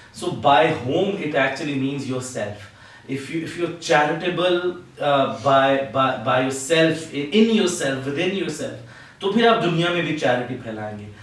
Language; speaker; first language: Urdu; native; Urdu